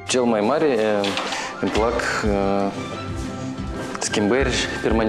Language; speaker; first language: Romanian; non-native, local second language; Russian